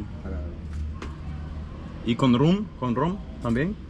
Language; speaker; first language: Spanish; non-native, fluent; Russian